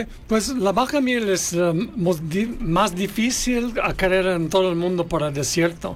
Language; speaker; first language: Spanish; non-native, learner; English